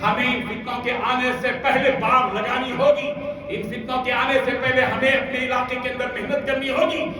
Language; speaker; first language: Urdu; native; Urdu